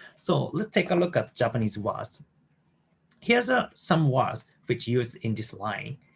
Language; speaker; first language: English; non-native, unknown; Japanese